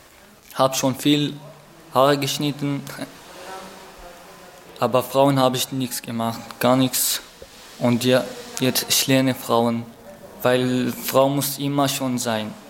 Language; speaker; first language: German; non-native, learner; Arabic